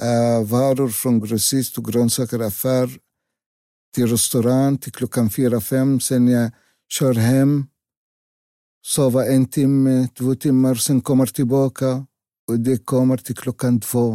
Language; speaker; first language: Swedish; non-native, learner; Arabic